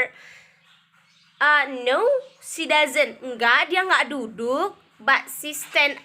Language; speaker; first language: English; non-native, learner; Indonesian